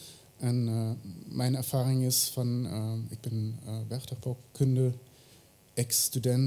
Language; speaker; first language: Dutch; non-native, fluent; German